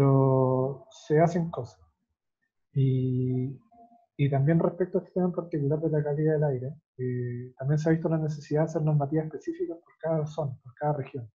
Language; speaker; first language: Spanish; native; Spanish